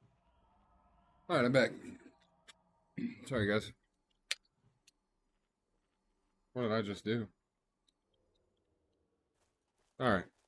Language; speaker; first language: English; native; English